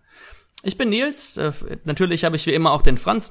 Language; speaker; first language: German; native; German